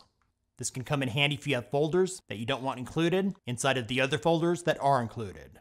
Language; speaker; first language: English; native; English